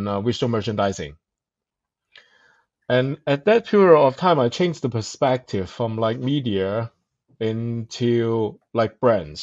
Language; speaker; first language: English; non-native, local second language; Cantonese